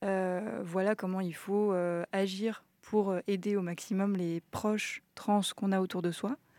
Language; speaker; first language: French; native; French